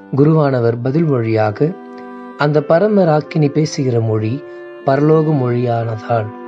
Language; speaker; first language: Tamil; native; Tamil